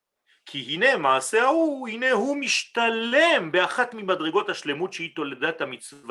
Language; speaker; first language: Hebrew; non-native, fluent; French